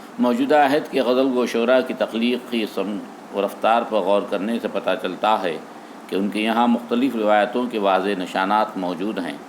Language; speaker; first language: Urdu; native; Urdu